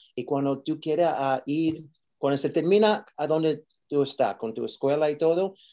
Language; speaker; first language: Spanish; early bilingual, heritage; Spanish